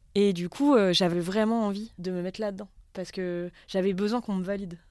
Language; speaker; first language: French; native; French